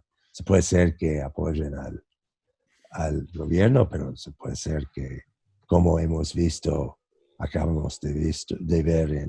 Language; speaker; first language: Spanish; non-native, fluent; English